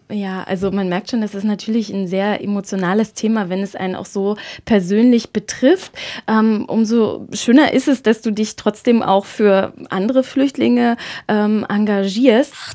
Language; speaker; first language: German; native; German